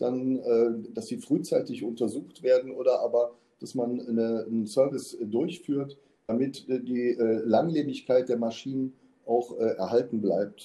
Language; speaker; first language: German; native; German